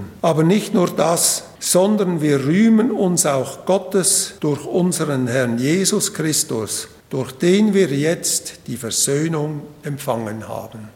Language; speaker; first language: German; native; German